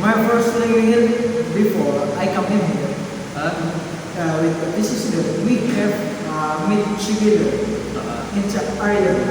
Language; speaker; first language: English; non-native, learner; Indonesian